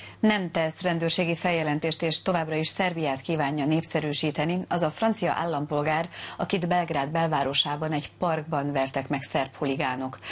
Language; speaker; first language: Hungarian; native; Hungarian